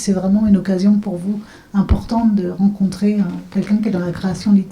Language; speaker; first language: French; native; French